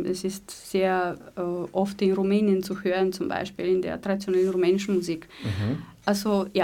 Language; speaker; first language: German; native; German